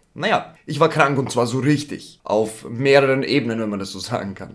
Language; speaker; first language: German; native; German